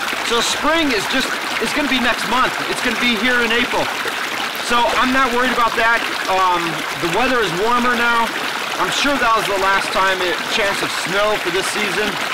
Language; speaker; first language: English; native; English